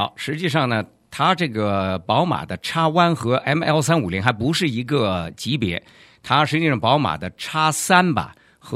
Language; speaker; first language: Chinese; native; Chinese